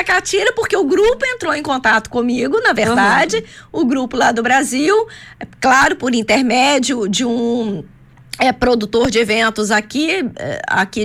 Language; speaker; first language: Portuguese; native; Portuguese